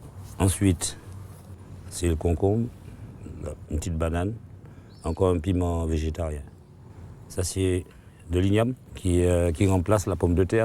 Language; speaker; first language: French; non-native, local second language; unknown